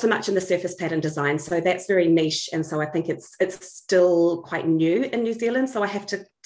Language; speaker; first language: English; native; English